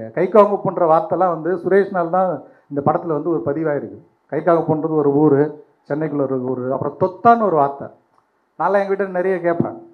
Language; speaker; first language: Tamil; native; Tamil